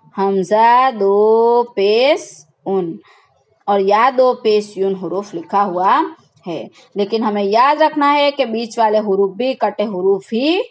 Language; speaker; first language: Hindi; non-native, local second language; Gujarati